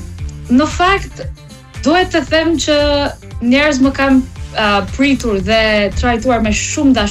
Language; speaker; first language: Albanian; non-native, learner; English